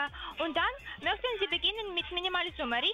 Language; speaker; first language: German; non-native, learner; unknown